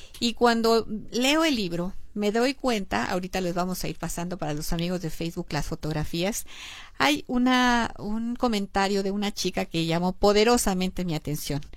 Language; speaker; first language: Spanish; native; Spanish